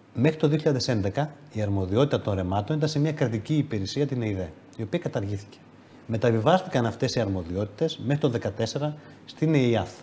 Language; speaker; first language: Greek; native; Greek